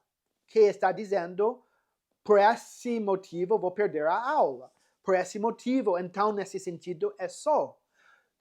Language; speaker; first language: Portuguese; non-native, fluent; English